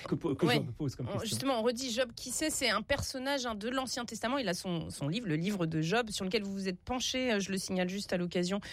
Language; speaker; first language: French; native; French